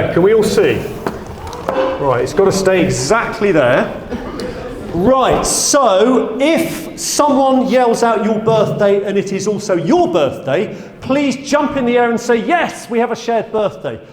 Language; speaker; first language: English; native; English